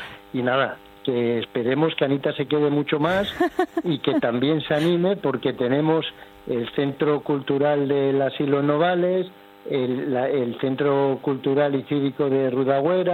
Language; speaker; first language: Spanish; native; Spanish